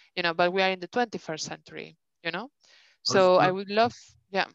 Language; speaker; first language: English; non-native, fluent; Spanish